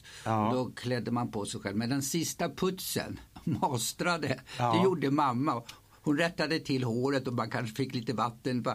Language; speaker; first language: Swedish; native; Swedish